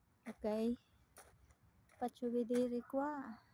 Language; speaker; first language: Italian; non-native, fluent; Filipino